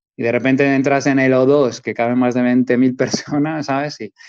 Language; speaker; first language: Spanish; native; Spanish